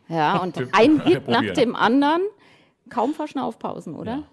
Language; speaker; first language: German; native; German